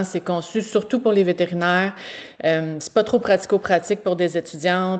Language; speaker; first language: French; native; French